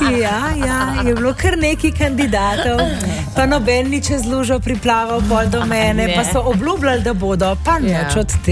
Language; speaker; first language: Slovenian; native; Slovenian